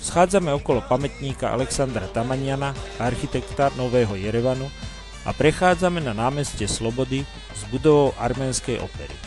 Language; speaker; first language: Slovak; native; Slovak